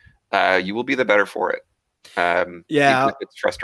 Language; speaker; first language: English; native; English